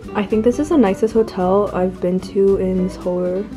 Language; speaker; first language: English; native; English